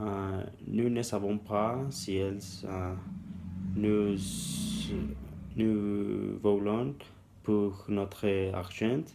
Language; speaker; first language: French; non-native, learner; Spanish